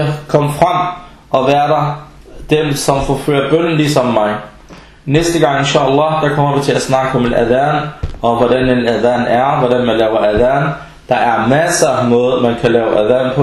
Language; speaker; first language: Danish; early bilingual, other home language; Arabic